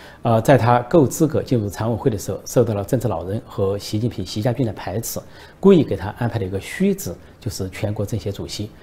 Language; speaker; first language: Chinese; native; Chinese